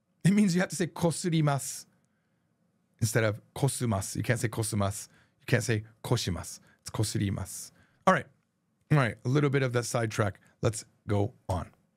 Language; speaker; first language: English; native; English